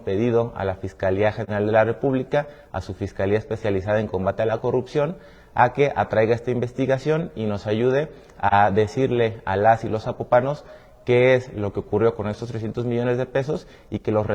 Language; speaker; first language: Spanish; native; Spanish